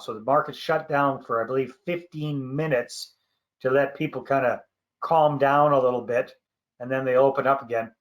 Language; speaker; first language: English; native; English